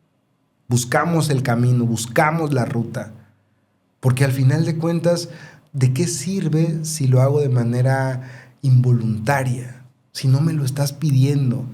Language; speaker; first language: Spanish; native; Spanish